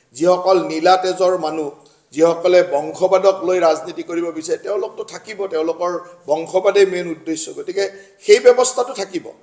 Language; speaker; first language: Assamese; native; Assamese